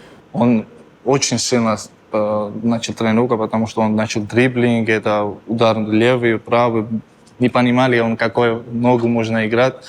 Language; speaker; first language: Russian; non-native, learner; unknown